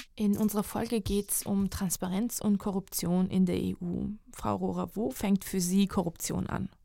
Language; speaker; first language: German; non-native, fluent; Georgian